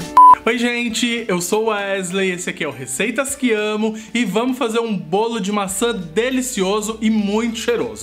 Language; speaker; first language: Portuguese; native; Portuguese